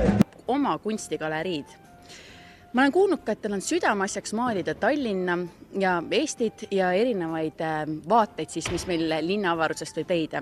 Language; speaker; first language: Estonian; native; Estonian